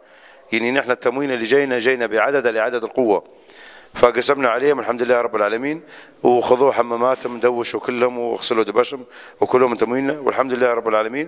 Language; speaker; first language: Arabic; native; Arabic